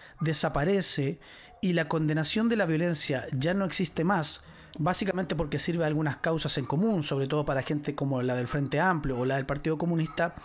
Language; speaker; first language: Spanish; native; Spanish